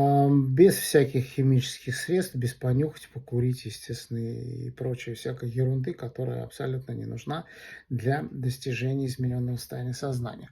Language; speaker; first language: Russian; native; Russian